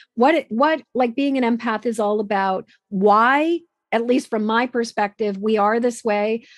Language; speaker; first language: English; native; English